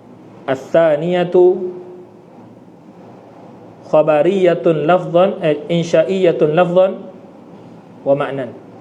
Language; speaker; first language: Arabic; non-native, fluent; Malay